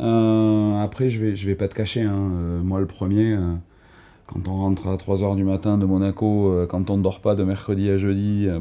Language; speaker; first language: French; native; French